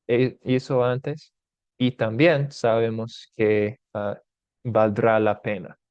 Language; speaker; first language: Spanish; non-native, fluent; English